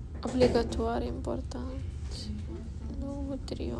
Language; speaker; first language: French; non-native, learner; Ukrainian